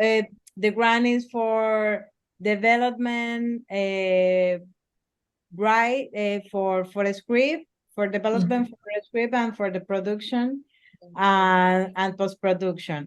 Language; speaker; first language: English; non-native, learner; Spanish